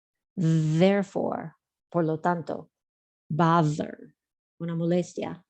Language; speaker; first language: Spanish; non-native, fluent; English